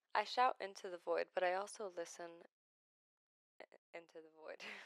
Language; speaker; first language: English; non-native, fluent; Arabic